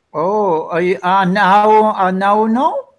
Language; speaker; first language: English; non-native, learner; Spanish